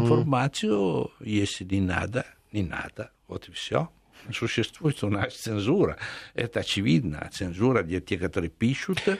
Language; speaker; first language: Russian; non-native, fluent; Italian